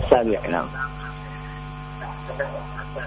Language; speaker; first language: Arabic; non-native, learner; Indonesian